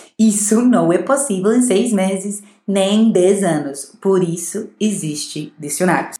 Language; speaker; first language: Portuguese; non-native, fluent; English